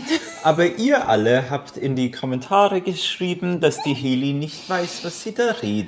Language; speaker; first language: German; native; German